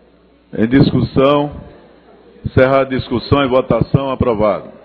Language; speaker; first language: Portuguese; native; Portuguese